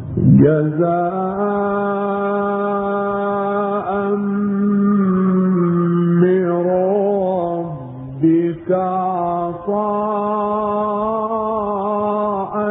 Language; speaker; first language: Arabic; native; Arabic